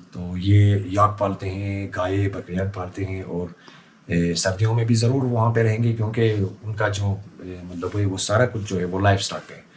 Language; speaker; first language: Urdu; non-native, local second language; Khowar